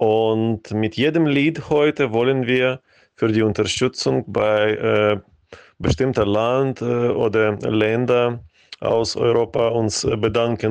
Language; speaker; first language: German; non-native, fluent; Ukrainian